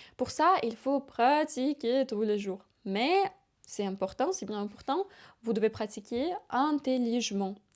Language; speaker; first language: French; non-native, fluent; Ukrainian